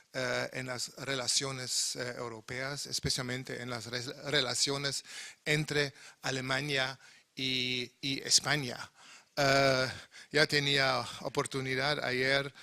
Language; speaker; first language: Spanish; non-native, fluent; German